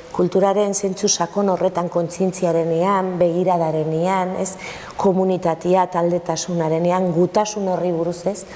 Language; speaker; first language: Basque; native; Basque